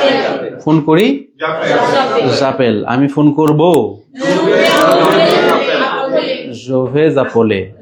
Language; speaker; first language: French; non-native, fluent; Bangla